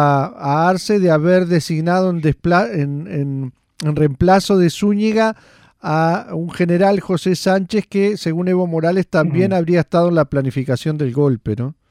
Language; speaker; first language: Spanish; native; Spanish